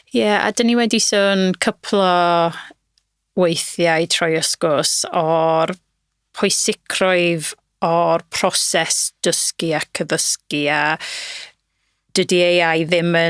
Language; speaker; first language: Welsh; non-native, local second language; English